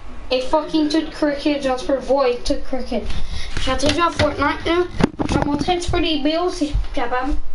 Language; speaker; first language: French; early bilingual, heritage; French